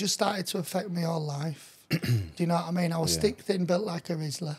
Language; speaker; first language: English; native; English